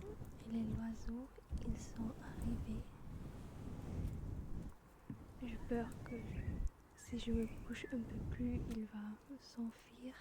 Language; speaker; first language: French; non-native, learner; German